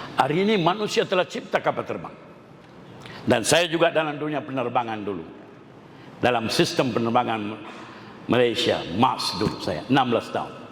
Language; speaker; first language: Malay; non-native, local second language; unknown